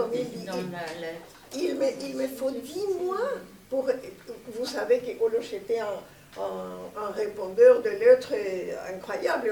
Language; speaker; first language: French; non-native, fluent; Spanish